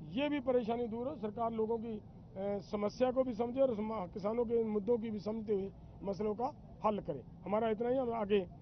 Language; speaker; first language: Hindi; non-native, local second language; Punjabi